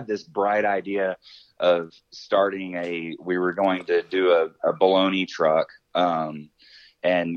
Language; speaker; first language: English; native; English